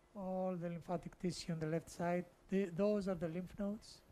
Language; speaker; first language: English; non-native, fluent; Greek